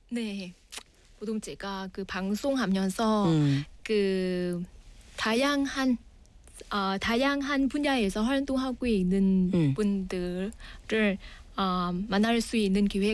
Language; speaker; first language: Korean; non-native, fluent; Vietnamese